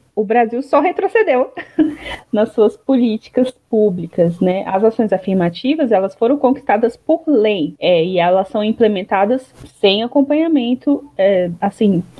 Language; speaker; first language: Portuguese; native; Portuguese